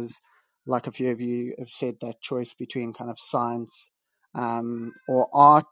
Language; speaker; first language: English; native; English